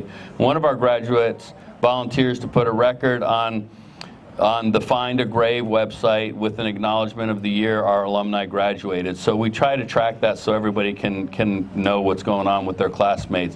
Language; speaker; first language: English; native; English